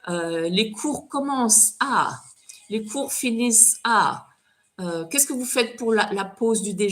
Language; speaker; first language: French; non-native, fluent; English